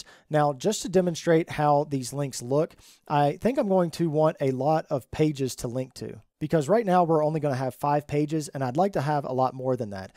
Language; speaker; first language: English; native; English